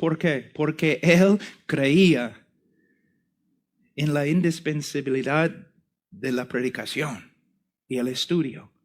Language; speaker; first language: Spanish; non-native, fluent; English